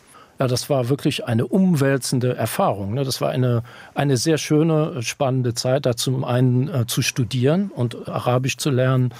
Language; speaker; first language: German; native; German